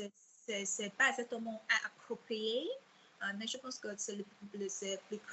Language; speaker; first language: French; non-native, fluent; Vietnamese